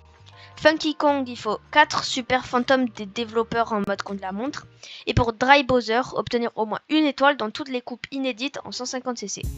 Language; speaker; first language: French; native; French